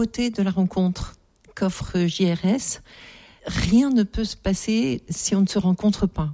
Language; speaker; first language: French; native; French